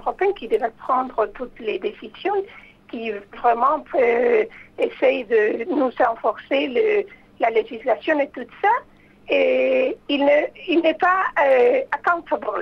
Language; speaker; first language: French; non-native, fluent; Spanish